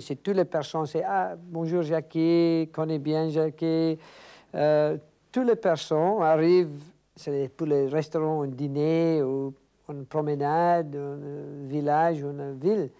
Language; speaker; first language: French; non-native, learner; English